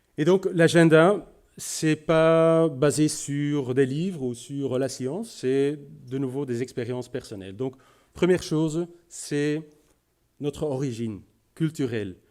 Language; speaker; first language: French; non-native, local second language; Dutch